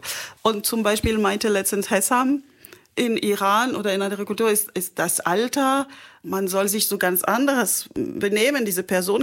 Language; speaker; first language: German; non-native, fluent; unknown